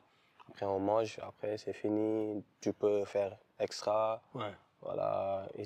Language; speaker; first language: French; non-native, local second language; Wolof